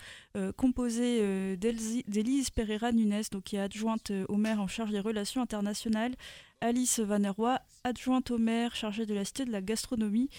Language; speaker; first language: French; native; French